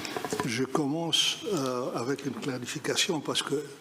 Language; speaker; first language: French; non-native, fluent; Greek